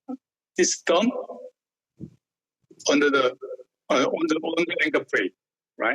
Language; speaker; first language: English; non-native, learner; Korean